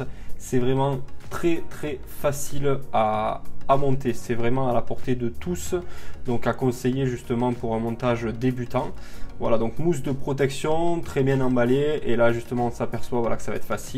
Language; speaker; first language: French; native; French